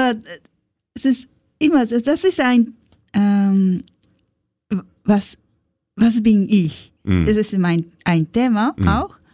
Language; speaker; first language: German; non-native, learner; Japanese